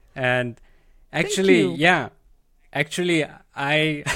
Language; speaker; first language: English; non-native, fluent; Swiss German